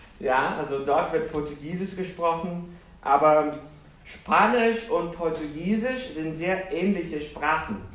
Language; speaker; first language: German; non-native, fluent; Portuguese